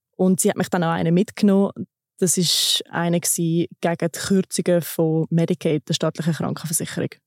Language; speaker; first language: German; native; German